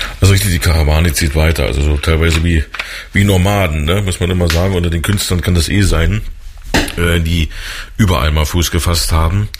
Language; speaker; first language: German; native; German